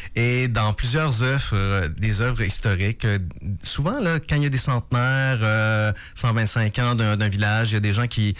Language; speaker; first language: French; native; French